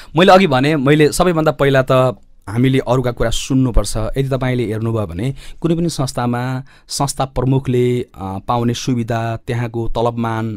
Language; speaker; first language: Nepali; native; Nepali